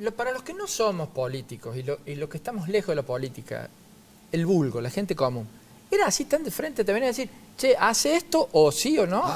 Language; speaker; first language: Spanish; native; Spanish